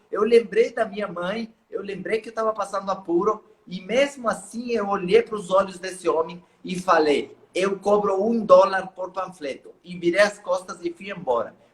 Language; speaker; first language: Portuguese; non-native, fluent; Spanish